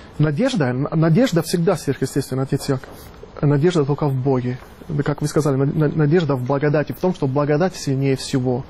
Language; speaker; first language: Russian; non-native, fluent; Italian